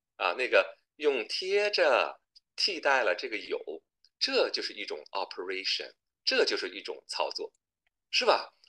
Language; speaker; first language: Chinese; native; Chinese